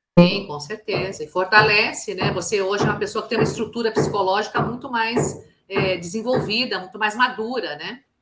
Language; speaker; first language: Portuguese; native; Portuguese